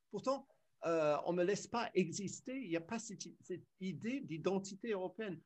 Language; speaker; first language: French; early bilingual, other home language; English